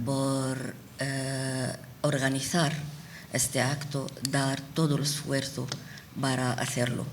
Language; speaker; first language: Spanish; non-native, fluent; Arabic